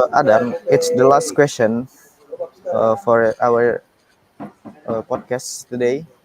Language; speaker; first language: English; non-native, learner; Indonesian